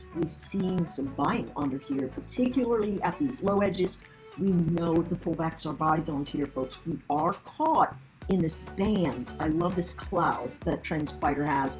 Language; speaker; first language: English; native; English